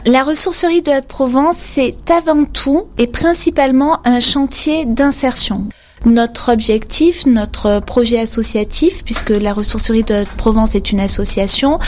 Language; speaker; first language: French; native; French